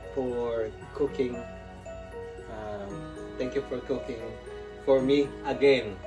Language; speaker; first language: English; non-native, local second language; Filipino